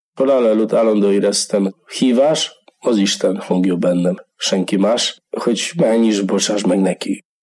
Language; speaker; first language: Hungarian; non-native, learner; Polish